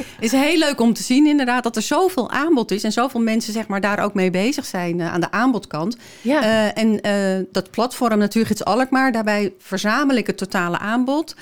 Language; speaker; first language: Dutch; native; Dutch